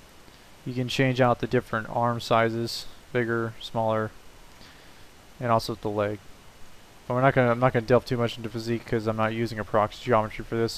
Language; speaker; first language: English; native; English